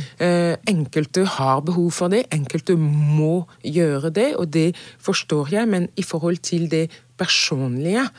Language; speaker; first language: Norwegian; non-native, fluent; French